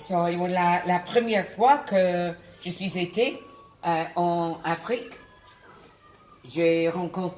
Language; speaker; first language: French; non-native, learner; English